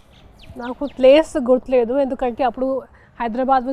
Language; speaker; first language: Telugu; non-native, fluent; Hindi